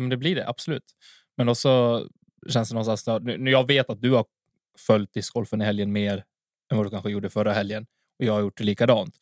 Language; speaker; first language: Swedish; native; Swedish